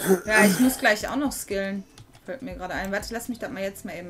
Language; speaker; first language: German; native; German